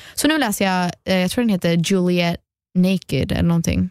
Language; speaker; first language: Swedish; early bilingual, heritage; Swedish